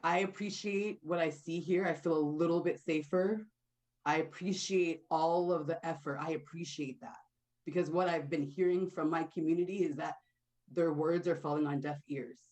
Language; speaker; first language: English; native; English